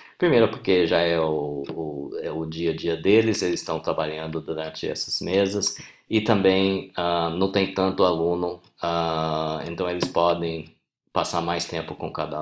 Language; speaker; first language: Portuguese; non-native, fluent; English